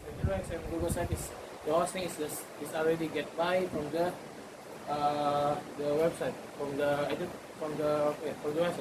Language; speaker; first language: English; non-native, learner; Indonesian